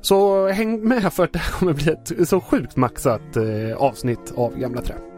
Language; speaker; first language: Swedish; native; Swedish